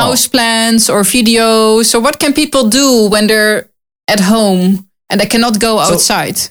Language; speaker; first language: English; non-native, learner; Dutch